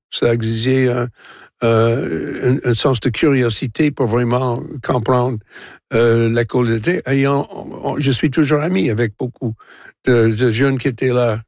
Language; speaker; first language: French; non-native, local second language; English